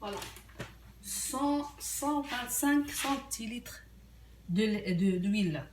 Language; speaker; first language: French; non-native, local second language; Arabic